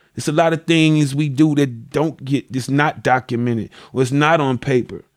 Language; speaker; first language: English; native; English